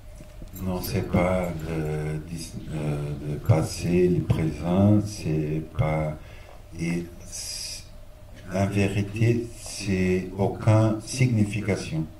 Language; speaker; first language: French; non-native, fluent; Portuguese